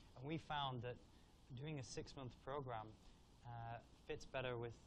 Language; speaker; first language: English; native; English